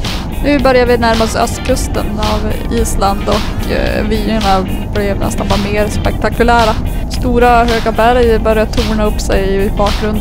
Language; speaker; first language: Swedish; native; Swedish